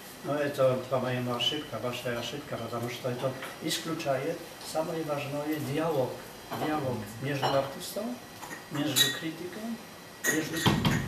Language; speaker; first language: Russian; non-native, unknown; Polish